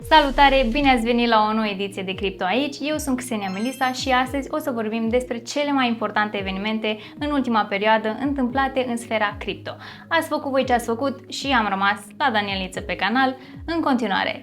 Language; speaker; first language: Romanian; native; Romanian